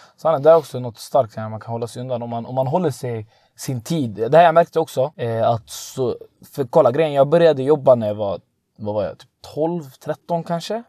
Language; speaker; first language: Swedish; early bilingual, other home language; Arabic